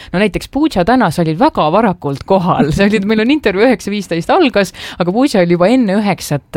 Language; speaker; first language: Estonian; native; Estonian